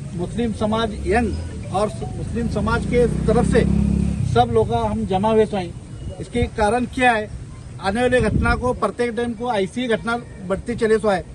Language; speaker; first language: Hindi; native; Hindi